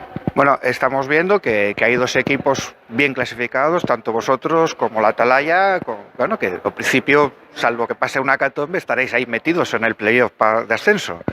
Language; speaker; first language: Spanish; native; Spanish